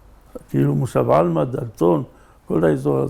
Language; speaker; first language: Hebrew; native; Hebrew